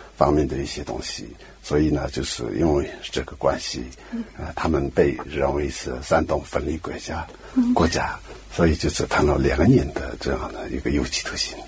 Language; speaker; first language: Chinese; non-native, local second language; Tibetan